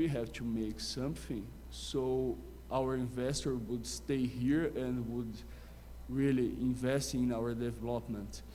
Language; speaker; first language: English; non-native, fluent; Portuguese